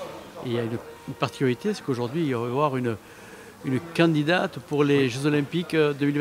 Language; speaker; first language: French; native; French